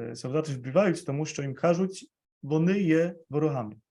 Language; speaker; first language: Ukrainian; non-native, fluent; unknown